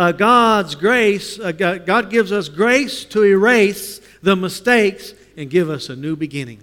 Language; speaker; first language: English; native; English